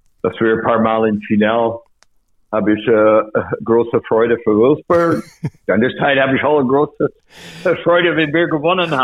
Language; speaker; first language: German; non-native, learner; English